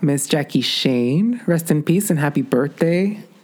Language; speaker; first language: English; early bilingual, other home language; Spanish